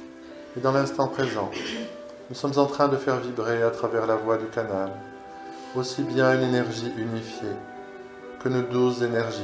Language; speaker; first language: French; native; French